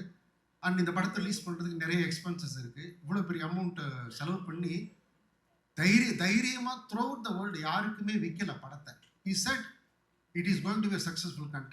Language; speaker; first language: Tamil; native; Tamil